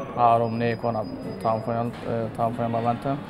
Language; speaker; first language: Hungarian; non-native, learner; Turkish